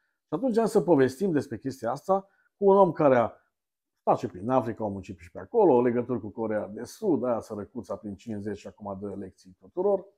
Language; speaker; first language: Romanian; native; Romanian